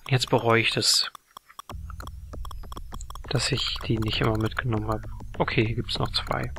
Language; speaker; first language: German; native; German